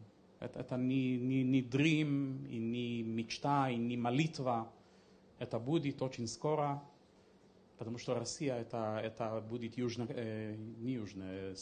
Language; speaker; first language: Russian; non-native, learner; English